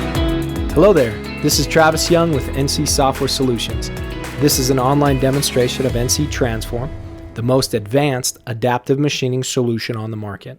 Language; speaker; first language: English; native; English